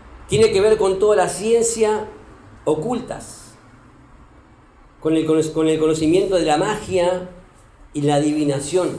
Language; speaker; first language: Spanish; native; Spanish